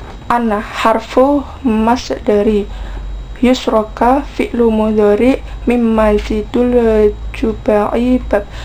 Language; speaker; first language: Arabic; non-native, learner; Indonesian